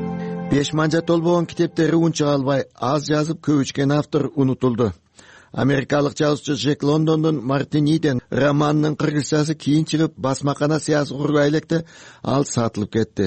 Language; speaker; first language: Kyrgyz; native; Kyrgyz